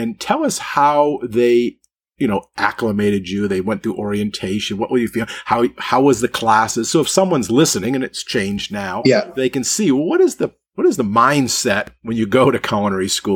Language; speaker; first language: English; native; English